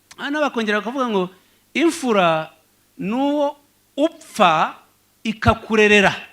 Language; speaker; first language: Kinyarwanda; native; Kinyarwanda